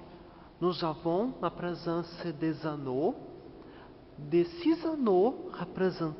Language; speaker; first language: French; non-native, learner; Portuguese